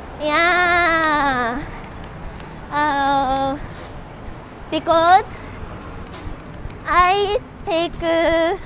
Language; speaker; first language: English; non-native, learner; Japanese